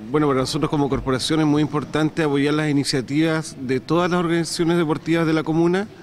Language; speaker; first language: Spanish; native; Spanish